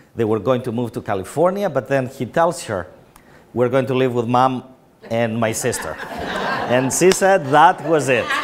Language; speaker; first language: English; non-native, fluent; Greek